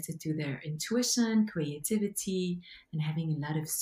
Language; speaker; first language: English; non-native, fluent; French